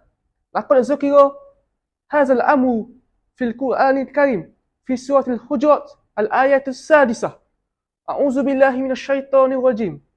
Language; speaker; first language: Arabic; non-native, learner; Malay